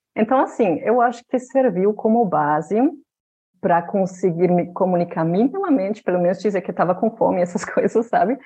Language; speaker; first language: Portuguese; non-native, fluent; German